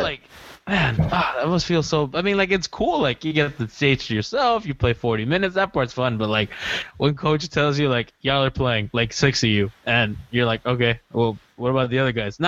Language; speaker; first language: English; native; English